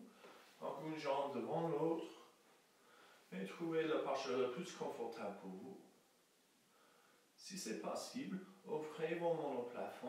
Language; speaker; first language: French; non-native, fluent; English